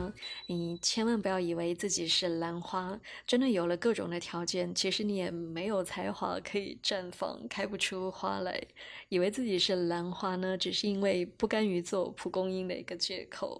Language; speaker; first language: Chinese; native; Chinese